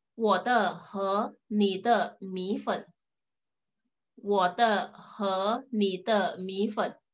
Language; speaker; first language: Chinese; non-native, local second language; Malay